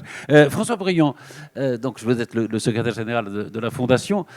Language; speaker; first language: French; native; French